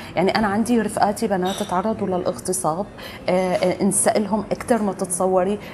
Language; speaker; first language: Arabic; native; Arabic